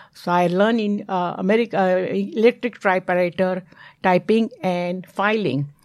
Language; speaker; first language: English; non-native, local second language; Gujarati